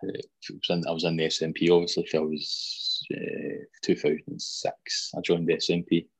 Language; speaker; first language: English; native; English